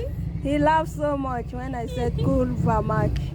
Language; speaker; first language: English; non-native, local second language; Igbo